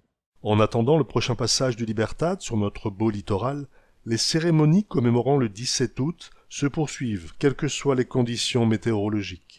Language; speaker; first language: French; native; French